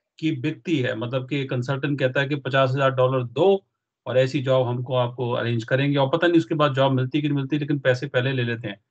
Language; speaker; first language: Hindi; non-native, local second language; Punjabi